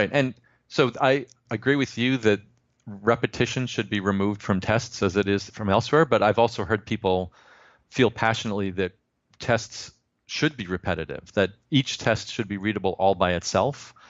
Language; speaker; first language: English; native; English